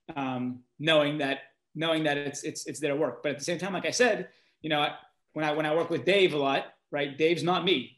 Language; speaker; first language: English; native; English